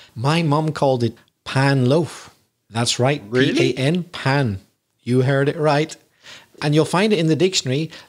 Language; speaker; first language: English; native; English